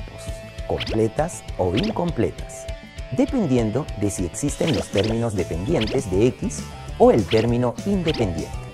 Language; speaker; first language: Spanish; native; Spanish